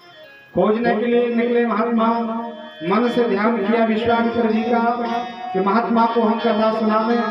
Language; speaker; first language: Hindi; native; Hindi